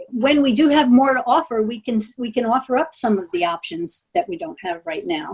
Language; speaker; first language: English; native; English